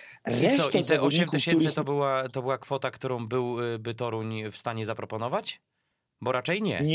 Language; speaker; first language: Polish; native; Polish